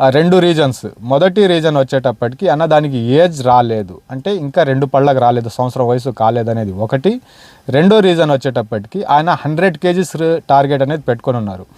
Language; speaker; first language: Telugu; non-native, local second language; Urdu